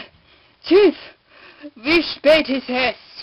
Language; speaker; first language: German; non-native, learner; English